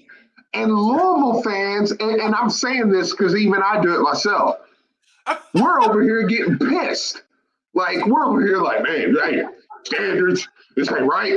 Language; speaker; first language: English; native; English